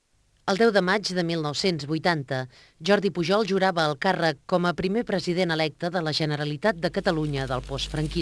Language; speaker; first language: Catalan; native; Catalan